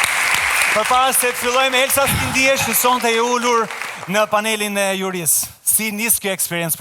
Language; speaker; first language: Albanian; native; Albanian